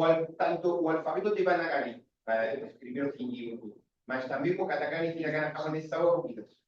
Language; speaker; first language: Portuguese; native; Portuguese